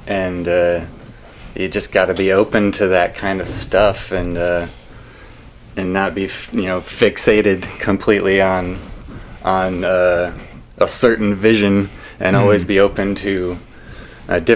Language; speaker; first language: English; native; English